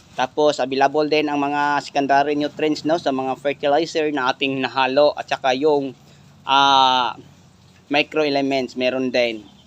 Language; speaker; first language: Filipino; non-native, local second language; Cebuano